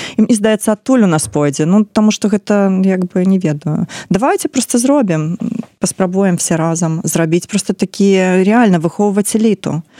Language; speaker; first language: Belarusian; non-native, local second language; Russian